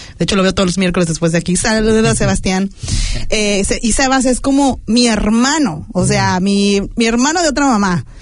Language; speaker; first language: Spanish; native; Spanish